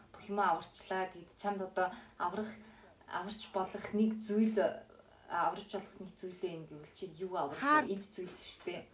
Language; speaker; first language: Mongolian; early bilingual, heritage; Mongolian